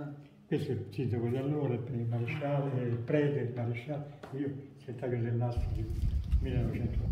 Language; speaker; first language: Italian; native; Italian